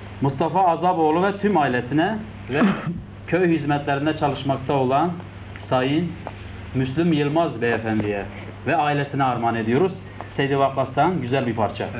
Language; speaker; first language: Turkish; native; Turkish